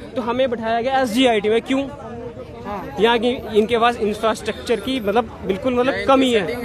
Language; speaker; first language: Hindi; native; Hindi